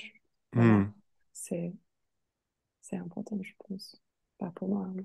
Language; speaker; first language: French; non-native, fluent; English